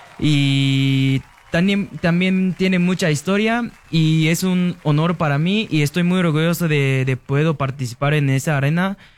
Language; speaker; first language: Spanish; non-native, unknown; Japanese